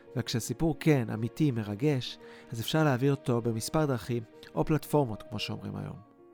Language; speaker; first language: Hebrew; native; Hebrew